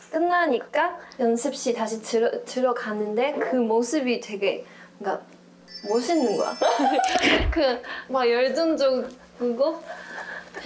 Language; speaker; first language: Korean; non-native, fluent; Chinese